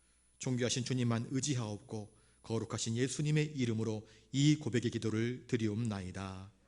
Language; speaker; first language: Korean; native; Korean